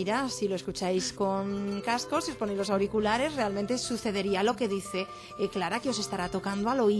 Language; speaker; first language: Spanish; native; Spanish